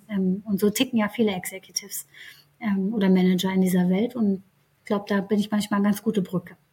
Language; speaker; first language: German; early bilingual, other home language; Turkish